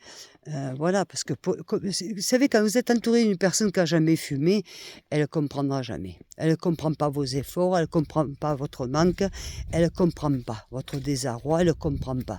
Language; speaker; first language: French; native; French